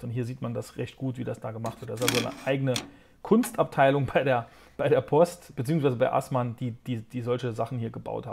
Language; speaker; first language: German; native; German